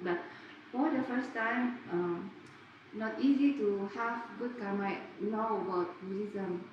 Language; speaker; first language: English; non-native, learner; Indonesian